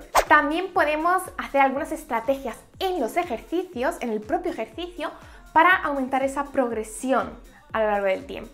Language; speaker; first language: Spanish; native; Spanish